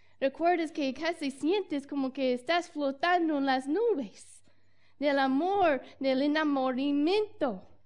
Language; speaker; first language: Spanish; non-native, fluent; English